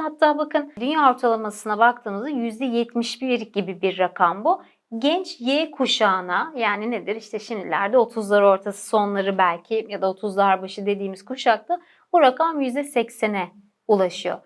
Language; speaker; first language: Turkish; native; Turkish